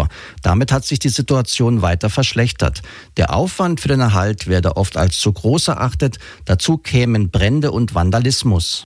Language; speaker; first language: German; native; German